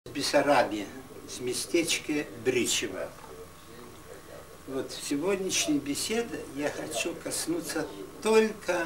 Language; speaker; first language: Russian; non-native, local second language; Yiddish